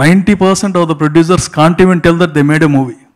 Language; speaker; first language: English; non-native, local second language; Telugu